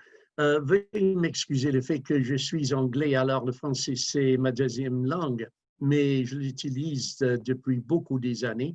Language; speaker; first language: French; non-native, fluent; English